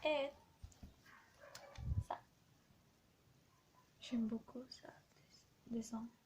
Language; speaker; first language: French; non-native, learner; Spanish